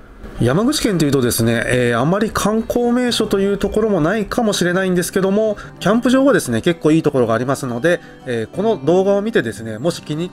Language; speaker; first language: Japanese; native; Japanese